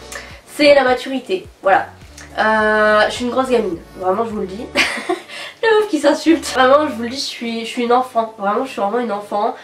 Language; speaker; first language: French; native; French